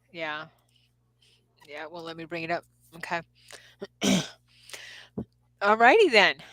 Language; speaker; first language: English; native; English